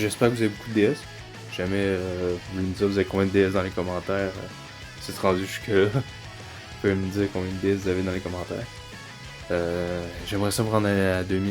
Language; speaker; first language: French; native; French